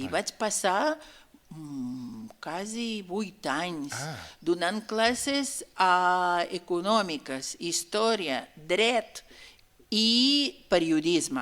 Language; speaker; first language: Catalan; non-native, fluent; Russian